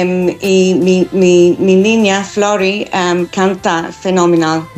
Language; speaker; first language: Spanish; non-native, fluent; English